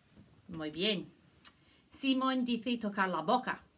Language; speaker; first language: Spanish; non-native, learner; English